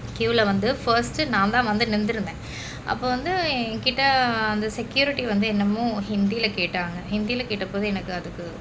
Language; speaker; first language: Tamil; non-native, local second language; Malayalam